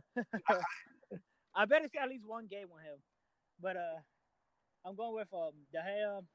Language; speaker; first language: English; native; English